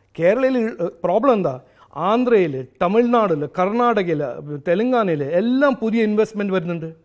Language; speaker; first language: Malayalam; early bilingual, heritage; Malayalam